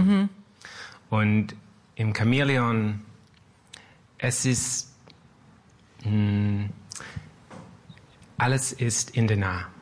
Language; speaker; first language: German; non-native, learner; French